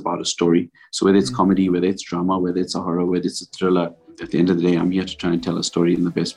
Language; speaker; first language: English; native; English